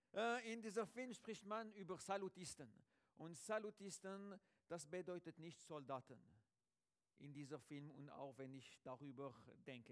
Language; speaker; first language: German; non-native, learner; French